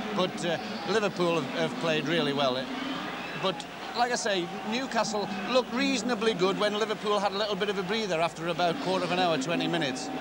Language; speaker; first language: English; native; English